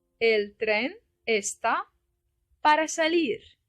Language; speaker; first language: Spanish; non-native, fluent; Turkish